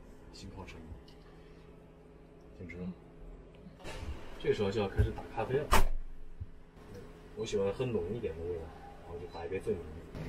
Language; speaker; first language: Chinese; native; Chinese